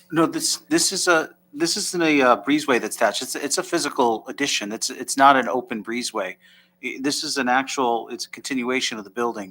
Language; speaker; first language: English; native; English